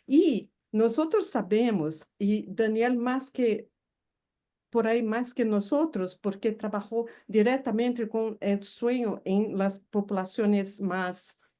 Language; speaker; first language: Spanish; non-native, fluent; Portuguese